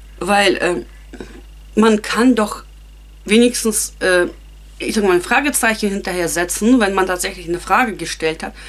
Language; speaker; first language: German; non-native, fluent; Russian